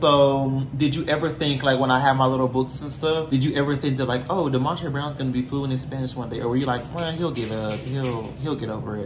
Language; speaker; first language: English; native; English